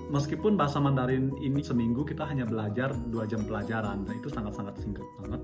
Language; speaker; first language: Indonesian; non-native, local second language; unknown